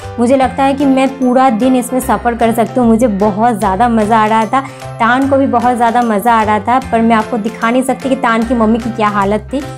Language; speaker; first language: Hindi; non-native, local second language; Bangla